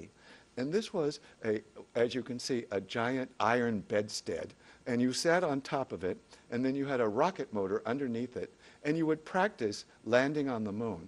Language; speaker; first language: English; native; English